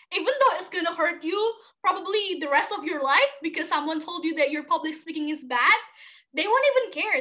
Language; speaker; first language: English; non-native, fluent; Indonesian